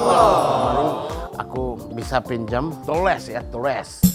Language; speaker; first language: Indonesian; non-native, learner; Japanese